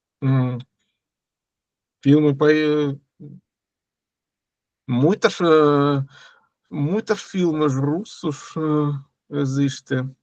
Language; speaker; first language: Portuguese; non-native, learner; Russian